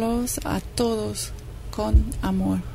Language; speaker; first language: Spanish; non-native, fluent; English